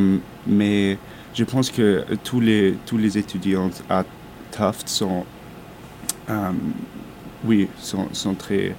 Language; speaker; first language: French; non-native, learner; German